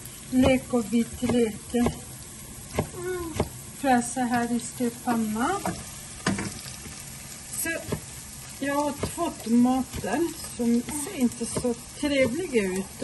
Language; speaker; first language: Swedish; non-native, fluent; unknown